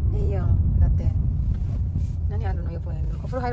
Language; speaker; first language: Japanese; non-native, learner; Filipino